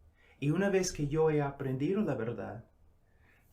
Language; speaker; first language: Spanish; non-native, fluent; English